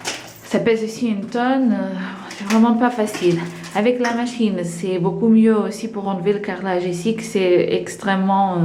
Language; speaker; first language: French; non-native, fluent; Portuguese